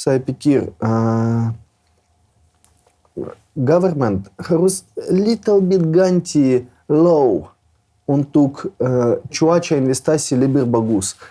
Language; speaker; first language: Indonesian; non-native, learner; Russian